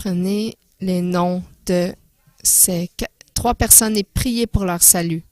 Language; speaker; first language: French; non-native, fluent; English